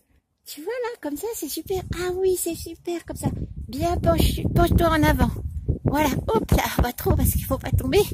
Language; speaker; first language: French; native; French